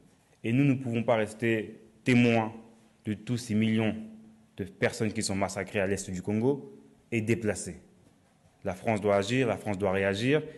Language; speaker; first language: French; native; French